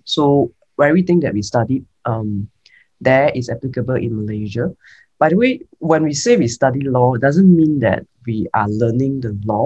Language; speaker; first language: English; non-native, local second language; Cantonese